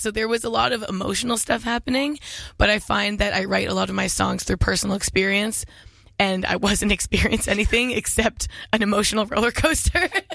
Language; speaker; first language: English; native; English